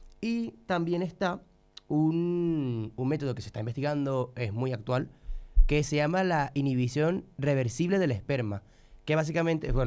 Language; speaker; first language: Spanish; native; Spanish